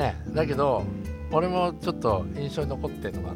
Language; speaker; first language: Japanese; native; Japanese